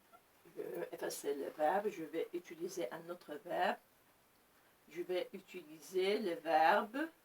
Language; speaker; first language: French; non-native, local second language; Arabic